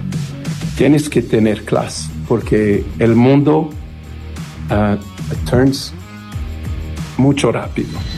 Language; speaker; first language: Spanish; non-native, fluent; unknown